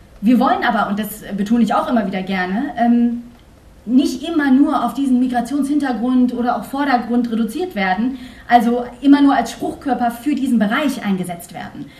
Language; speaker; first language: German; early bilingual, other home language; Persian